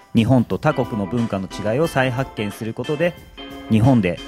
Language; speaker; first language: Japanese; native; Japanese